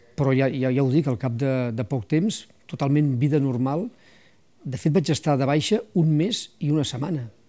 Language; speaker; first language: Catalan; native; Catalan